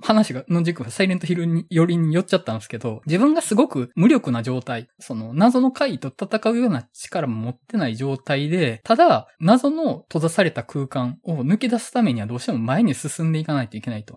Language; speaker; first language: Japanese; native; Japanese